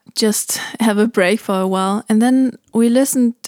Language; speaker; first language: English; non-native, fluent; German